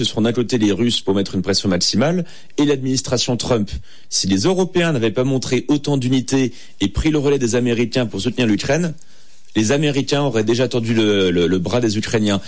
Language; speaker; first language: French; native; French